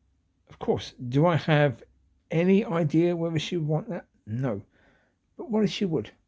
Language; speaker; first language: English; native; English